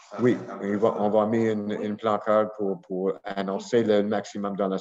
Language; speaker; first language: French; non-native, local second language; English